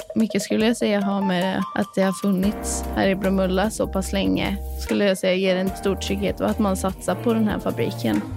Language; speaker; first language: Swedish; native; Swedish